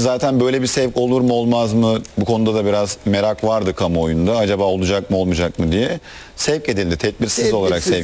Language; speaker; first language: Turkish; native; Turkish